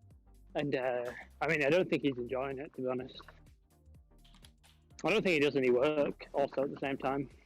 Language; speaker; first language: English; native; English